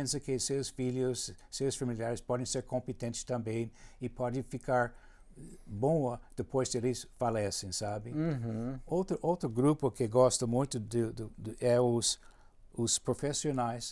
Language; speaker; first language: Portuguese; non-native, fluent; English